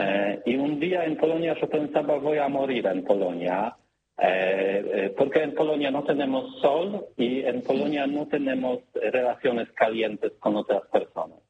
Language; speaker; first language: Spanish; non-native, learner; Polish